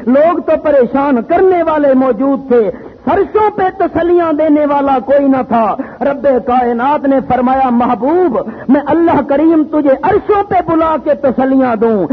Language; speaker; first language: Urdu; non-native, local second language; Pashto